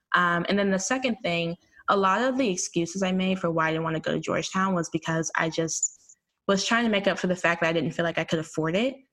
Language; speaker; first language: English; native; English